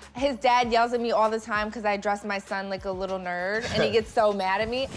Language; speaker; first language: English; native; English